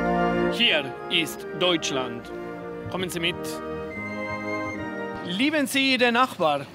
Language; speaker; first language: German; non-native, fluent; Italian